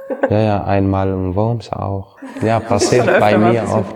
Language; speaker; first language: German; non-native, learner; Arabic